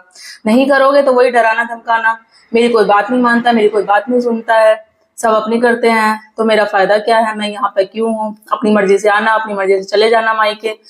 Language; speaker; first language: Hindi; native; Hindi